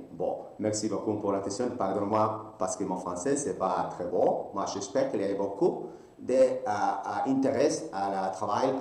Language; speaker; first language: French; non-native, learner; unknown